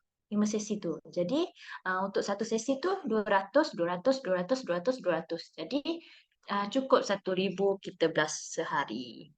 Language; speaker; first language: Malay; native; Malay